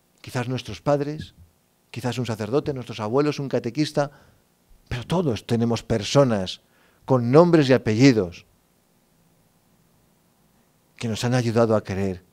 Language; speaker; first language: Spanish; native; Spanish